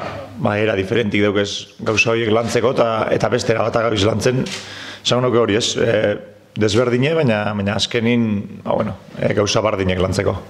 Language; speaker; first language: Basque; native; Basque